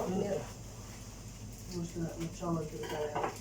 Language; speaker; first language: Russian; non-native, learner; English